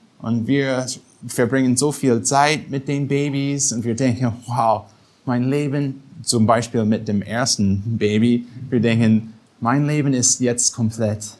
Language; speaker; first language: German; non-native, fluent; English